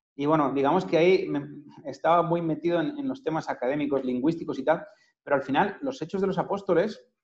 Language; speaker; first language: Spanish; native; Spanish